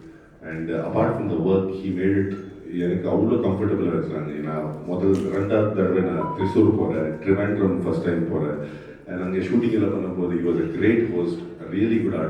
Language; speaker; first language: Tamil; non-native, fluent; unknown